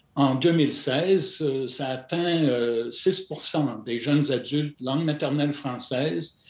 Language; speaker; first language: French; non-native, fluent; English